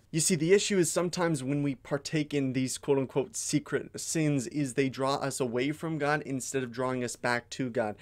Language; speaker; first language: English; native; English